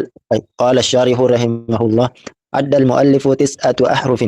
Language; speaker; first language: Arabic; non-native, learner; Indonesian